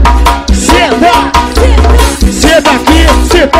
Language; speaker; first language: Portuguese; native; Portuguese